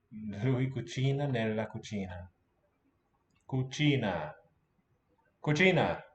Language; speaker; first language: Italian; non-native, learner; English